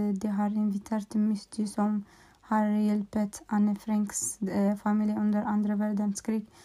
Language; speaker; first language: Swedish; non-native, learner; Norwegian